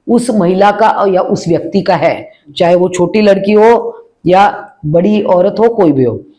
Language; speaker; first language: Hindi; non-native, local second language; Marathi